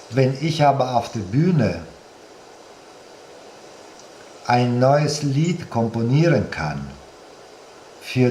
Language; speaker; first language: German; non-native, fluent; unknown